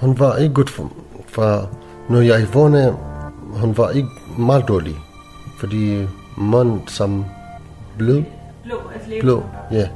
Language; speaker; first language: Danish; non-native, learner; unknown